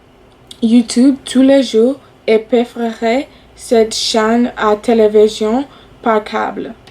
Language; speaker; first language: French; non-native, fluent; English